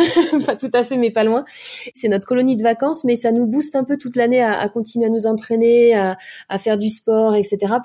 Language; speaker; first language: French; native; French